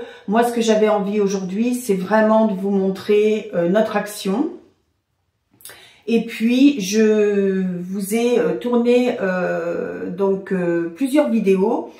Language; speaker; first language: French; native; French